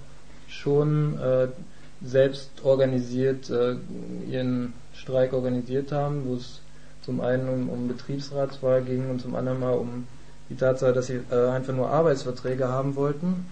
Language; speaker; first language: German; native; German